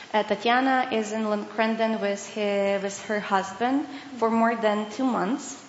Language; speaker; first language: English; non-native, fluent; Ukrainian